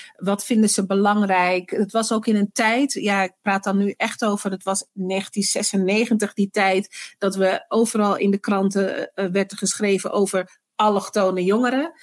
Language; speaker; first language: Dutch; early bilingual, other home language; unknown